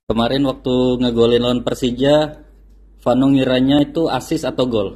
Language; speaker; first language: Indonesian; native; Indonesian